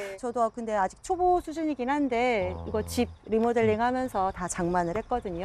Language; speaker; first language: Korean; early bilingual, heritage; Korean